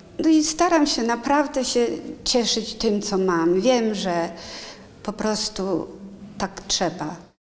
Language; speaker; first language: Polish; early bilingual, heritage; Polish